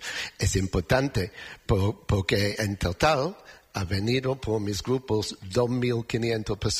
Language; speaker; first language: Spanish; non-native, learner; English